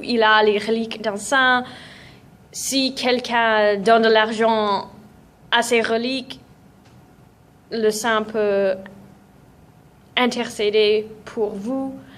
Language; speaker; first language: French; non-native, fluent; English